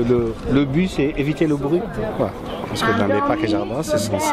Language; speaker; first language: French; native; French